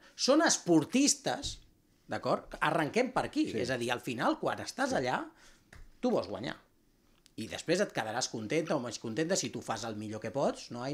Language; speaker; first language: Catalan; native; Catalan